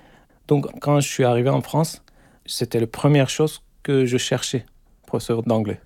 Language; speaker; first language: French; non-native, learner; Turkish